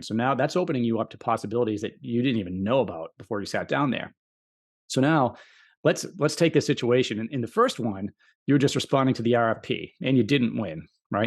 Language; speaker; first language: English; native; English